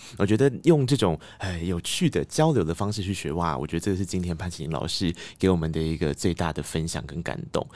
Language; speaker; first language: Chinese; native; Chinese